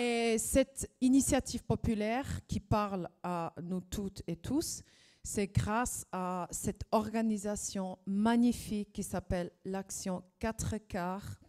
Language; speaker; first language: French; non-native, fluent; German